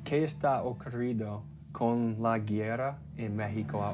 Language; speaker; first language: Spanish; non-native, learner; English